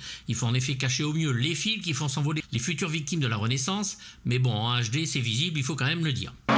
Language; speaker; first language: French; native; French